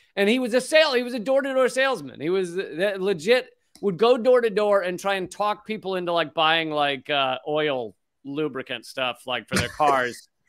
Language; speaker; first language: English; native; English